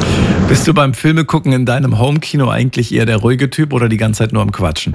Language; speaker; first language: German; native; German